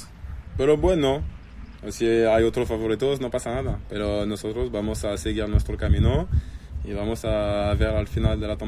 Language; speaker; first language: Spanish; non-native, learner; French